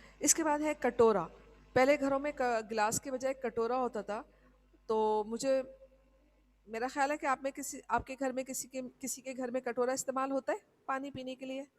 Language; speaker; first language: Urdu; native; Urdu